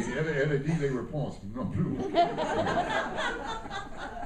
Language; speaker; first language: French; non-native, learner; English